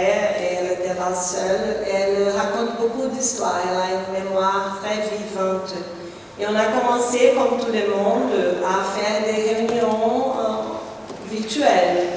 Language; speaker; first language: French; non-native, fluent; Portuguese